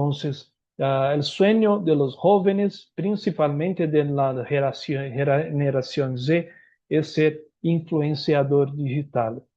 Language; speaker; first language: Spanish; non-native, learner; Portuguese